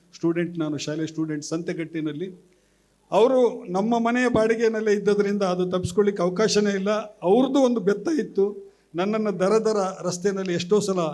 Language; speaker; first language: Kannada; non-native, local second language; Malayalam